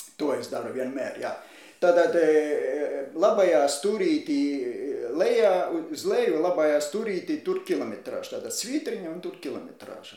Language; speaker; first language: Latvian; non-native, local second language; Russian